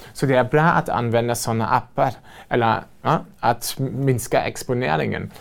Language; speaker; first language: Swedish; non-native, fluent; German